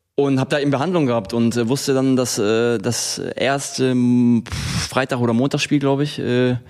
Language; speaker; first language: German; native; German